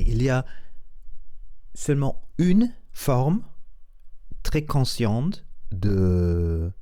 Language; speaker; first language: French; non-native, learner; Spanish